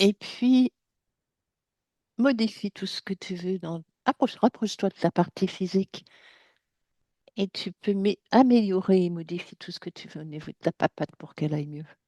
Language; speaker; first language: French; native; French